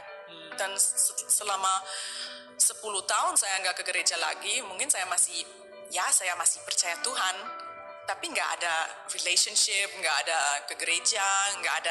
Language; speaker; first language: Indonesian; non-native, fluent; German